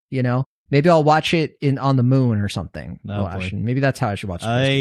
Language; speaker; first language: English; native; English